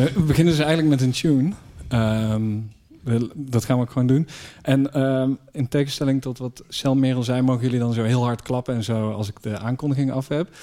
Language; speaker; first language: Dutch; native; Dutch